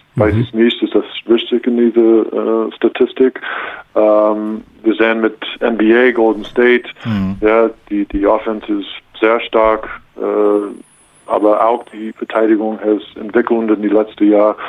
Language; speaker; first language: German; non-native, learner; English